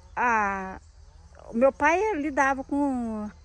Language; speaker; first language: Portuguese; native; Portuguese